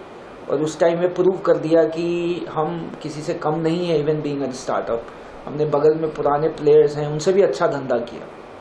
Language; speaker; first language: Hindi; native; Hindi